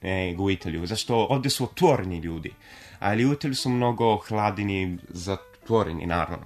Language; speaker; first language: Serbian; early bilingual, heritage; Italian